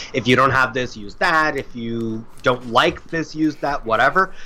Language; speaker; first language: English; native; English